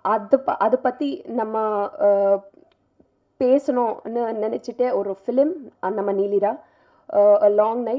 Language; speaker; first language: Tamil; non-native, local second language; Telugu